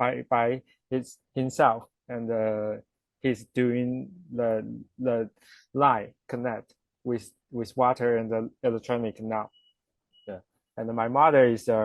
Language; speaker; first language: English; non-native, learner; Chinese